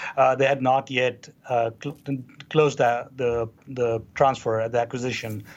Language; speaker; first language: English; non-native, local second language; Hindi